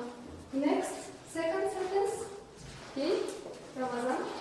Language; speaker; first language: English; non-native, learner; Kazakh